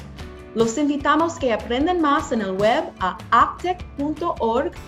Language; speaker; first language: Spanish; non-native, learner; English